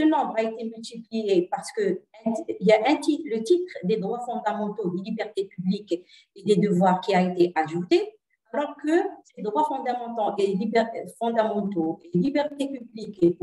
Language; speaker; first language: French; non-native, local second language; Arabic